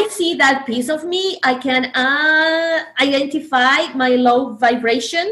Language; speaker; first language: English; non-native, fluent; Spanish